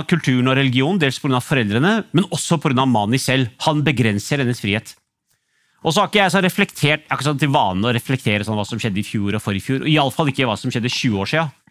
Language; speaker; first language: Norwegian; early bilingual, other home language; Urdu